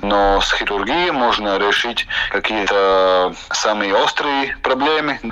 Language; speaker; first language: Russian; non-native, local second language; Latvian